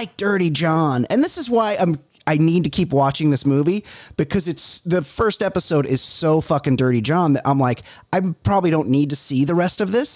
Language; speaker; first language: English; native; English